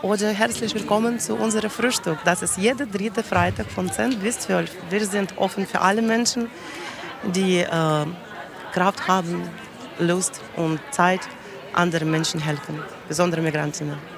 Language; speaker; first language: German; non-native, learner; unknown